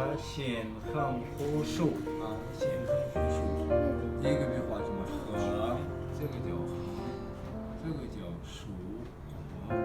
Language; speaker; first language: Chinese; non-native, fluent; Kazakh